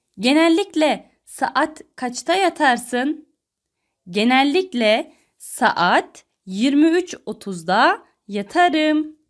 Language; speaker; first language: Turkish; non-native, fluent; Arabic